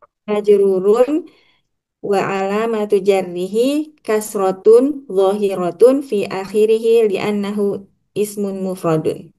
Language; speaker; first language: Arabic; non-native, learner; Indonesian